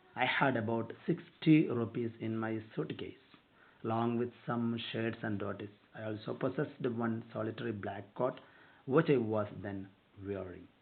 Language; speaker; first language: English; non-native, local second language; Malayalam